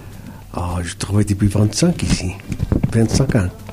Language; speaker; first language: French; non-native, fluent; Spanish